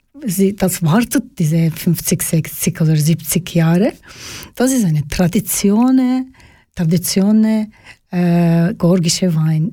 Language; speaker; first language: German; non-native, learner; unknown